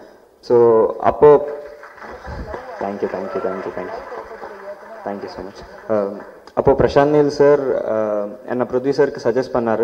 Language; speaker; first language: Tamil; non-native, learner; Malayalam